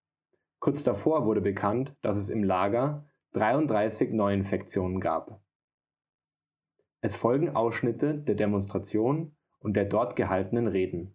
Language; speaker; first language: German; native; German